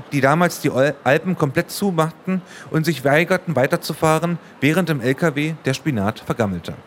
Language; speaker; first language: German; native; German